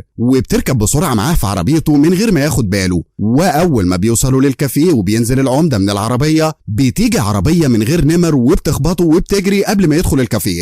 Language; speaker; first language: Arabic; native; Arabic